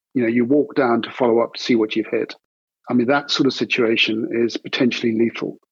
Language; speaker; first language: English; native; English